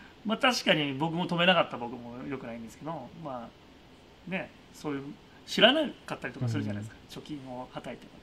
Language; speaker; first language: Japanese; native; Japanese